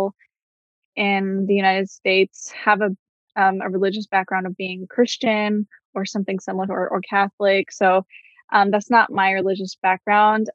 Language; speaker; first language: English; native; English